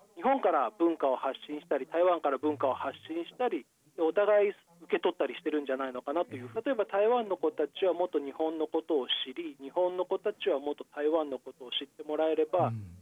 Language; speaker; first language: Japanese; native; Japanese